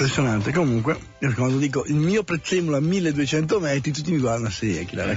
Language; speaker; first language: Italian; native; Italian